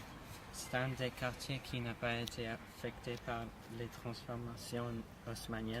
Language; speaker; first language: French; non-native, learner; English